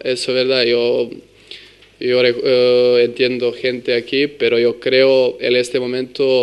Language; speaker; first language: Spanish; non-native, learner; Serbian